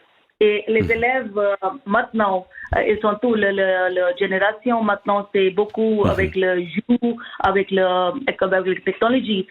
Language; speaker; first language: French; non-native, learner; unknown